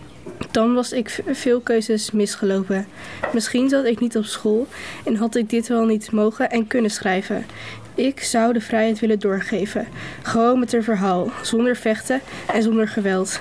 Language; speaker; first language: Dutch; native; Dutch